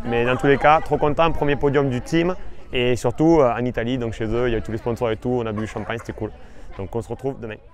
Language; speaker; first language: French; native; French